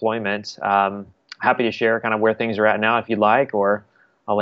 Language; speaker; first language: English; native; English